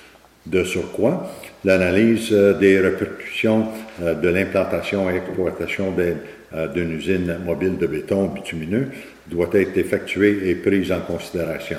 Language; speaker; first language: French; native; French